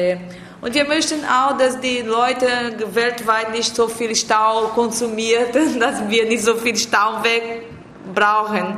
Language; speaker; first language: German; non-native, learner; Portuguese